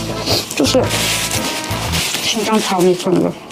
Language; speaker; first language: Chinese; non-native, learner; Korean